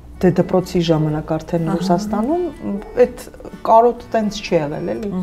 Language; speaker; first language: Armenian; native; Armenian